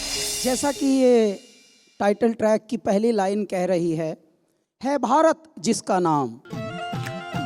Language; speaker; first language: Hindi; native; Hindi